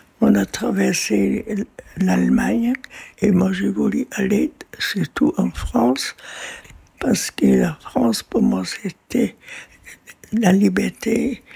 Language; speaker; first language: French; non-native, fluent; German